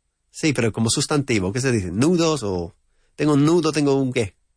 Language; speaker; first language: Spanish; non-native, fluent; English